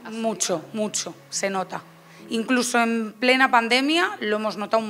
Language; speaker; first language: Spanish; native; Spanish